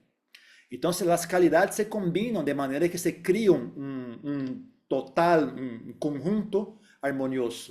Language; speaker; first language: Spanish; non-native, fluent; Portuguese